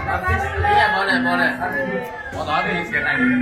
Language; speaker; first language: Indonesian; non-native, learner; Japanese